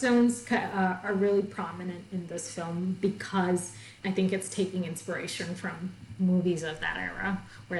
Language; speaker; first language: English; non-native, local second language; Malayalam